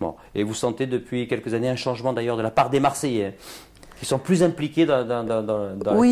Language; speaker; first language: French; native; French